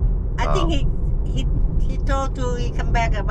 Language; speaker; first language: English; non-native, learner; Vietnamese